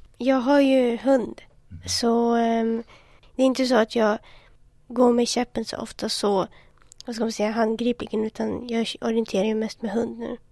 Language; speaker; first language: Swedish; native; Swedish